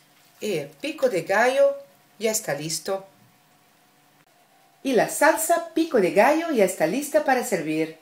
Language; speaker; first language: Spanish; non-native, learner; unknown